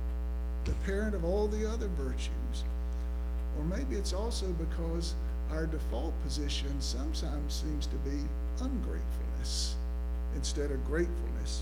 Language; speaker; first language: English; native; English